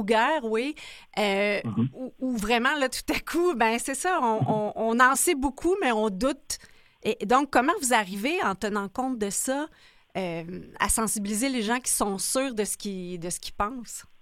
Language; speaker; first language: French; native; French